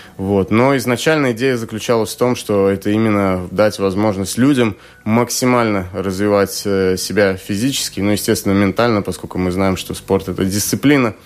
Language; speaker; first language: Russian; native; Russian